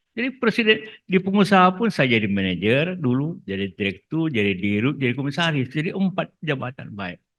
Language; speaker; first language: Indonesian; non-native, local second language; Buginese